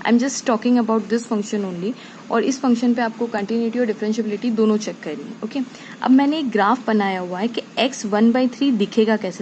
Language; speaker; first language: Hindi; native; Hindi